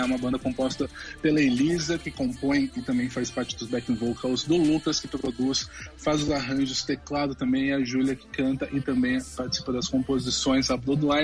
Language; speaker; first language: Portuguese; native; Portuguese